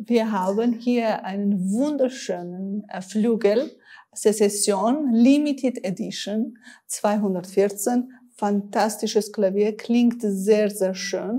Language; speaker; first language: German; non-native, fluent; Armenian